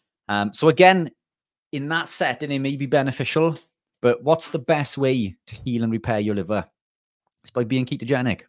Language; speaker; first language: English; native; English